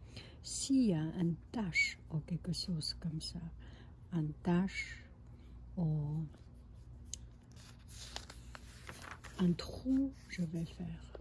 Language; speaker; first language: French; non-native, fluent; Chinese